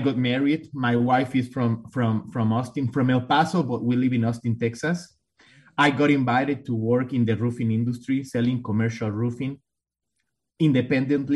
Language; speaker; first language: English; non-native, fluent; Spanish